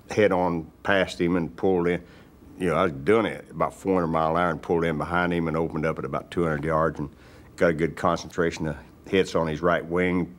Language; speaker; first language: English; native; English